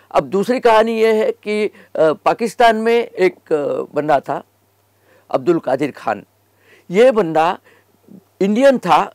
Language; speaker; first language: Hindi; native; Hindi